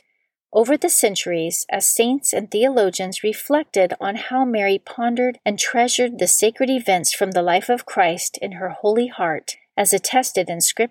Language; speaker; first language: English; native; English